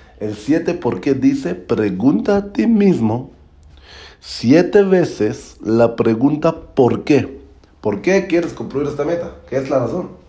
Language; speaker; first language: Spanish; non-native, learner; Hebrew